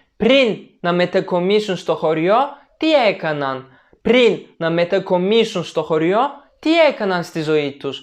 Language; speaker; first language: Greek; non-native, fluent; Turkish